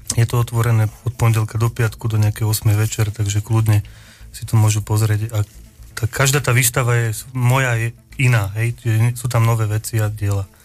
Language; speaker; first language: Slovak; native; Slovak